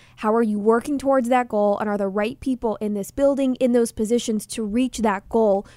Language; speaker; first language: English; native; English